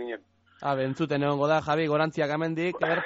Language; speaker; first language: Basque; native; Basque